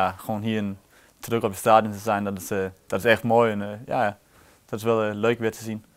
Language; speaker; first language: Dutch; non-native, fluent; Danish